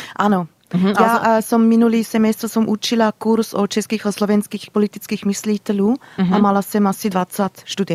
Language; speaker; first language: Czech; non-native, learner; German